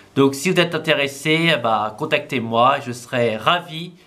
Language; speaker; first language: French; native; French